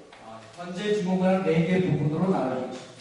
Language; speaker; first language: Korean; native; Korean